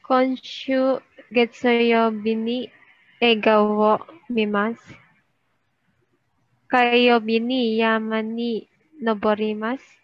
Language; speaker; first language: Japanese; non-native, learner; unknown